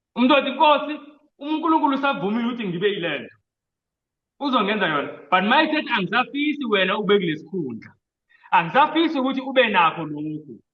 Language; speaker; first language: Zulu; native; Zulu